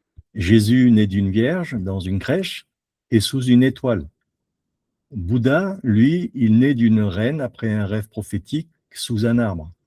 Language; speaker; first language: French; native; French